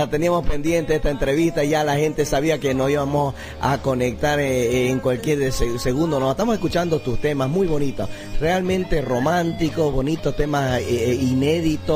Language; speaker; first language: Spanish; native; Spanish